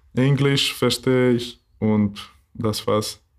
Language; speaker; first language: German; non-native, learner; Bosnian